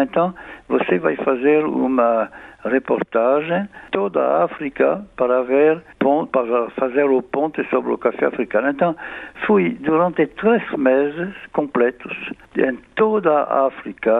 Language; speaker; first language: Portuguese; non-native, fluent; French